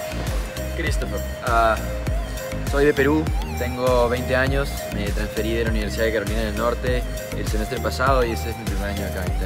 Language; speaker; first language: Spanish; native; Spanish